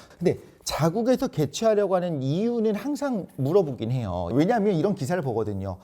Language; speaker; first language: Korean; native; Korean